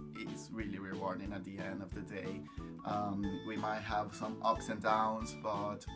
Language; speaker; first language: English; non-native, fluent; Spanish